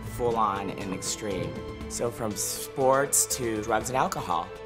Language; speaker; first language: English; native; English